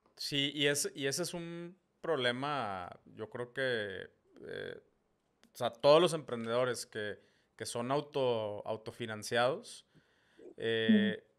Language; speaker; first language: Spanish; native; Spanish